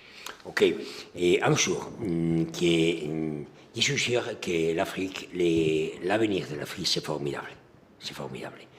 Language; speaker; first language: French; non-native, learner; Spanish